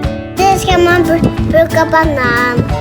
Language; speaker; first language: Norwegian; non-native, learner; Faroese